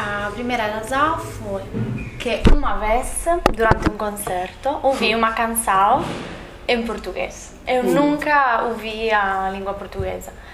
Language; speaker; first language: Portuguese; non-native, learner; Italian